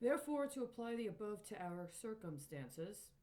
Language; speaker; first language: English; native; English